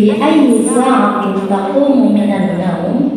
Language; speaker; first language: Arabic; non-native, learner; Indonesian